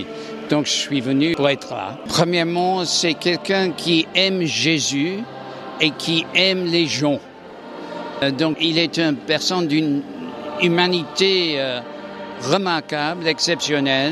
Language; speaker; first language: French; non-native, fluent; English